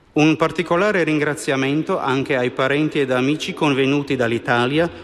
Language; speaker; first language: Italian; non-native, fluent; Slovenian